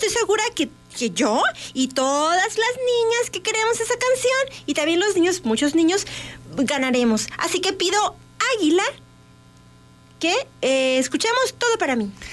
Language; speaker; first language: Spanish; native; Spanish